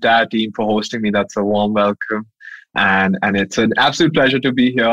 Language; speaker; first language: English; non-native, local second language; Hindi